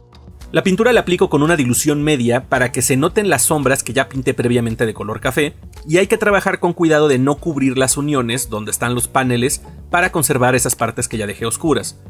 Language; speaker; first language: Spanish; native; Spanish